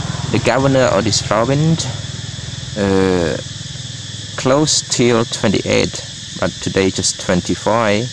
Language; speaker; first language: English; non-native, learner; Khmer